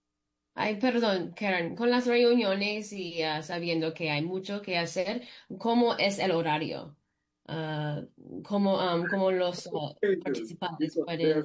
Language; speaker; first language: Spanish; early bilingual, heritage; Spanish